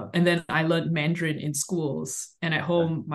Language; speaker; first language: English; native; English